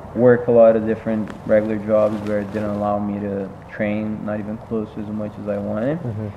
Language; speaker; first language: English; non-native, fluent; Portuguese